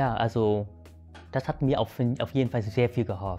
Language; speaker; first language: German; early bilingual, other home language; Vietnamese